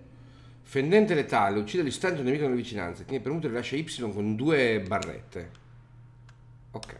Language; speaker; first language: Italian; native; Italian